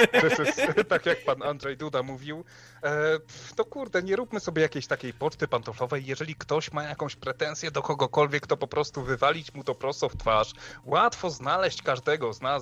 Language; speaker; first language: Polish; native; Polish